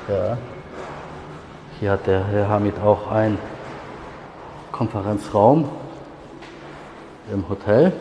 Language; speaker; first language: German; native; German